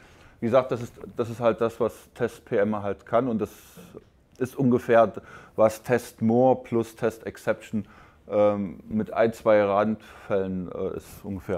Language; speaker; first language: German; native; German